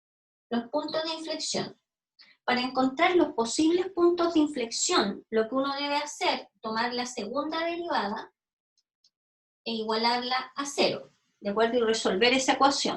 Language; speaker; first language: Spanish; native; Spanish